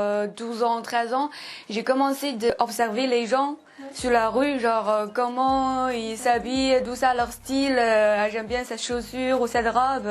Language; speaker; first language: French; non-native, fluent; Chinese